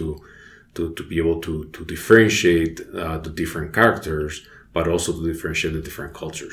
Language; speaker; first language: English; non-native, fluent; Spanish